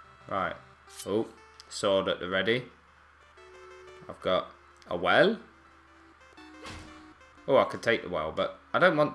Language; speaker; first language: English; native; English